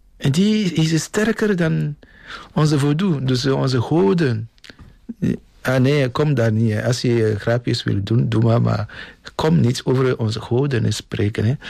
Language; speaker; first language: Dutch; non-native, fluent; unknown